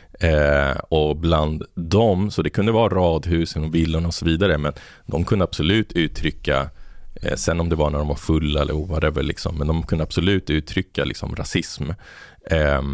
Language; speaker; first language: Swedish; native; Swedish